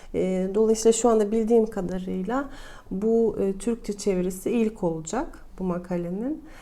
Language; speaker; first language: Turkish; non-native, fluent; Russian